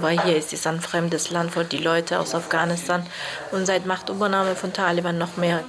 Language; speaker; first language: German; non-native, fluent; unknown